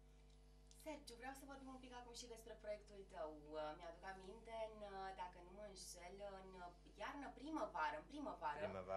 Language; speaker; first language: Romanian; native; Romanian